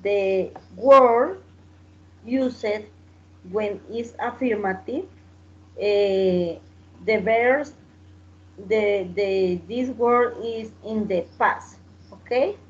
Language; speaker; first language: English; non-native, learner; Spanish